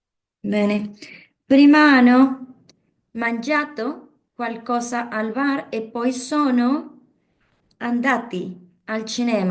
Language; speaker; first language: Italian; non-native, learner; Spanish